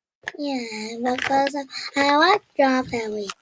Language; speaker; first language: English; non-native, learner; Korean